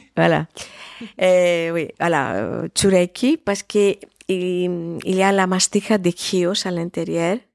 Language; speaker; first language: French; non-native, fluent; Greek